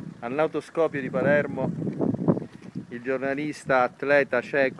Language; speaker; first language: Italian; native; Italian